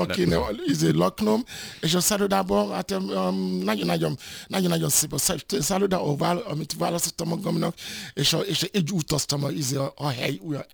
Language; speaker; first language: Hungarian; non-native, fluent; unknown